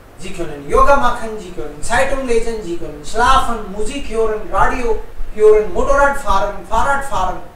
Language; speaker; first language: German; non-native, fluent; Hindi